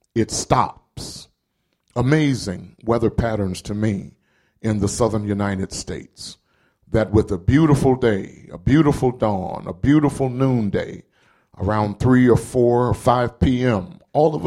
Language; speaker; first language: English; native; English